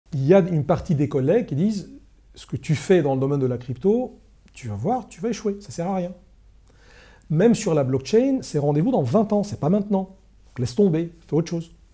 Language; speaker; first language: French; non-native, local second language; Arabic